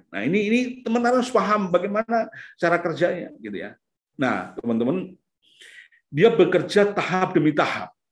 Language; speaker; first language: Indonesian; native; Indonesian